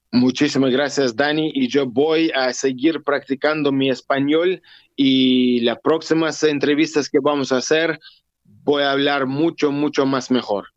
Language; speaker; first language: Spanish; non-native, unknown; Russian